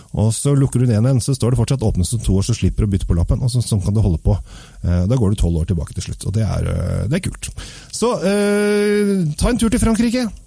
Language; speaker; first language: Norwegian; native; Norwegian